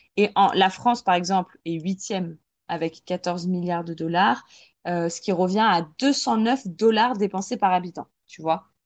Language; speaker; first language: French; native; French